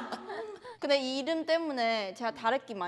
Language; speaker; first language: Korean; non-native, fluent; Chinese